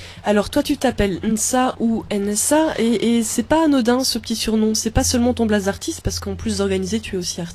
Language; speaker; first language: French; native; French